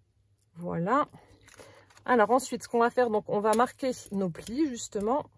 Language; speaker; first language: French; native; French